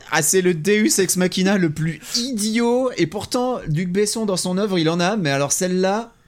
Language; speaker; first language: French; native; French